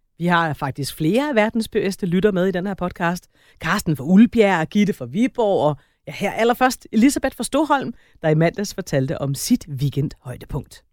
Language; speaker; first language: Danish; native; Danish